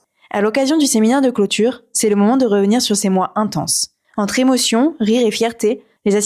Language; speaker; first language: French; native; French